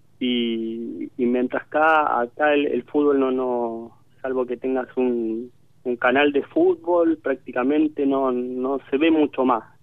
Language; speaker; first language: Spanish; native; Spanish